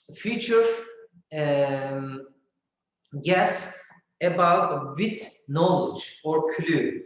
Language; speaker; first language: English; non-native, fluent; Turkish